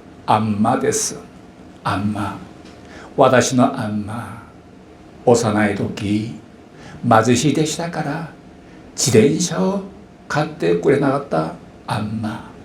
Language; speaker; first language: Japanese; non-native, fluent; Korean